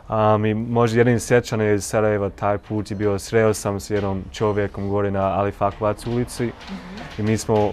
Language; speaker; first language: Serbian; non-native, learner; English